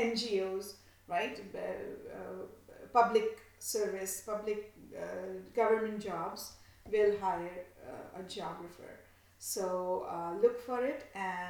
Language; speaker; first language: English; non-native, local second language; Bangla